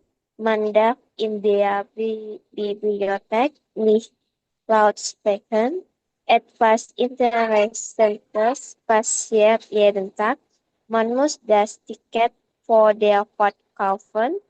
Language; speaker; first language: German; non-native, learner; Indonesian